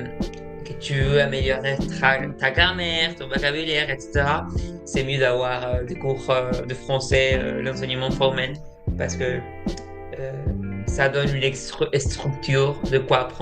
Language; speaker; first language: French; non-native, fluent; Spanish